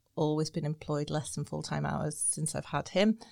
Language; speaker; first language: English; native; English